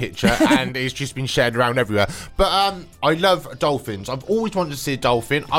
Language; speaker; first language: English; native; English